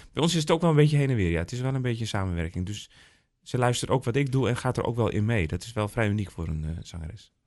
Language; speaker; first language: Dutch; native; Dutch